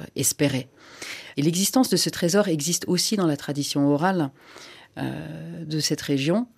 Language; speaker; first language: French; non-native, local second language; Finnish